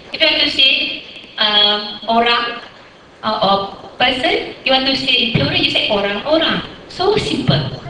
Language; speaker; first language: English; non-native, local second language; Malay